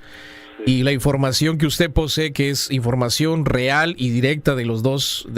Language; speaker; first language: Spanish; native; Spanish